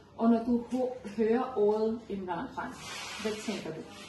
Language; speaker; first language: Danish; non-native, fluent; Urdu